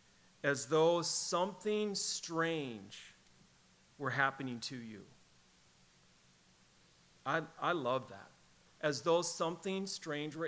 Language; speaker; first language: English; native; English